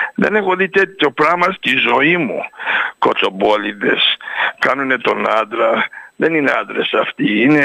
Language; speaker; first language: Greek; early bilingual, heritage; Greek